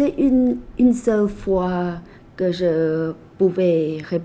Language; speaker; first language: French; non-native, fluent; Thai